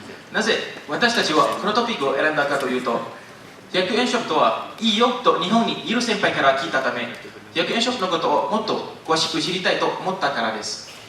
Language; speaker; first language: Japanese; non-native, learner; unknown